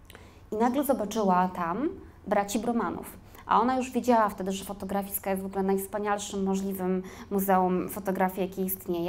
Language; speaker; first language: Polish; native; Polish